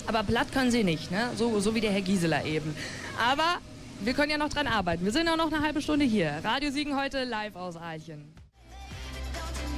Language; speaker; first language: German; native; German